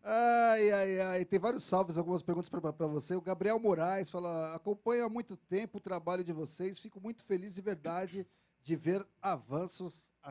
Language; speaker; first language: Portuguese; native; Portuguese